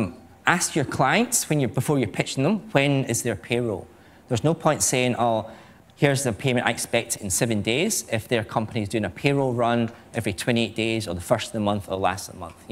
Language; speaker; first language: English; native; English